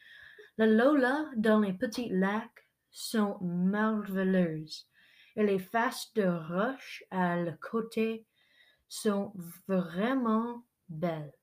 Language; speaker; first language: French; non-native, learner; English